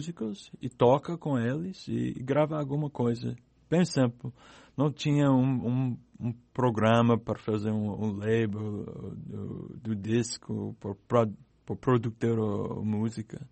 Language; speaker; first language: Portuguese; non-native, learner; English